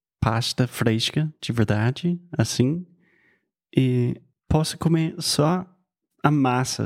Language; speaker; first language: Portuguese; non-native, fluent; English